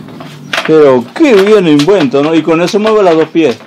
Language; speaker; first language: Spanish; native; Spanish